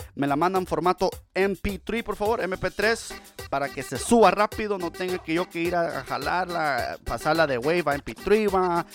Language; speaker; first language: Spanish; early bilingual, heritage; Spanish